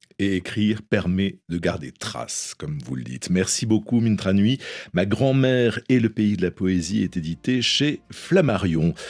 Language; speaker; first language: French; native; French